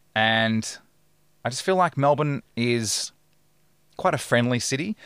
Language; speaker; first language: English; native; English